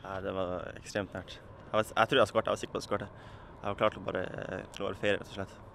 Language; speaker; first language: Norwegian; native; Norwegian